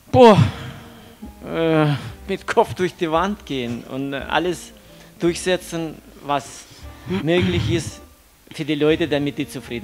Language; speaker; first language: German; non-native, fluent; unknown